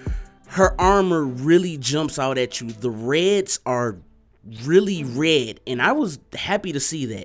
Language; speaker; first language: English; native; English